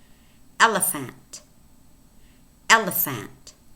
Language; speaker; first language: English; non-native, fluent; Spanish